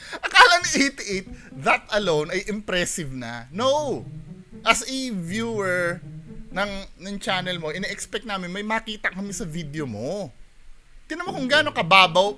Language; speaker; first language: Filipino; native; Filipino